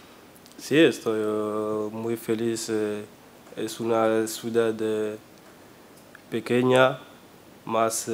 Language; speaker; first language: Spanish; non-native, learner; French